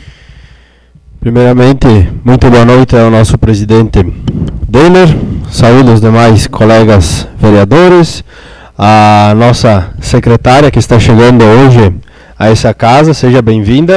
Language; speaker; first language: Portuguese; native; Portuguese